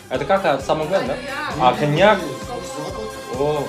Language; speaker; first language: Russian; non-native, learner; Chinese